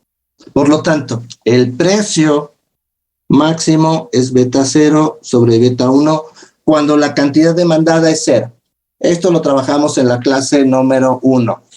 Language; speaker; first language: Spanish; native; Spanish